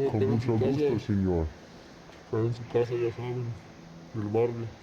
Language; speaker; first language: Spanish; native; Spanish